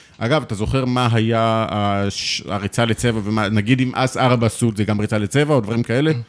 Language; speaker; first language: Hebrew; native; Hebrew